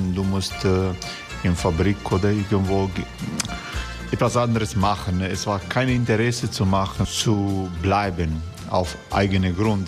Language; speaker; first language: German; non-native, learner; Croatian